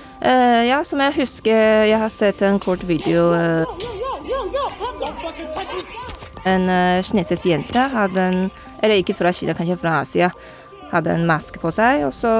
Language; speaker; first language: Norwegian; non-native, learner; Chinese